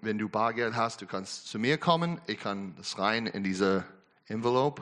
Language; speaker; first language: German; non-native, learner; English